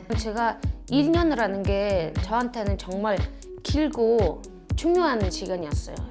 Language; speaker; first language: Korean; non-native, fluent; Mongolian